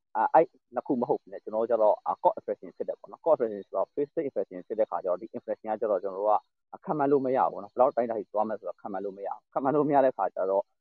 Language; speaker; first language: Burmese; native; Burmese